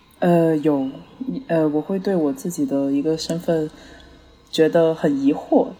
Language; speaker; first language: Chinese; early bilingual, heritage; Chinese